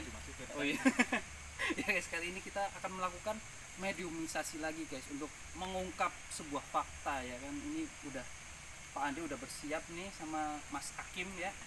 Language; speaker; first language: Indonesian; native; Indonesian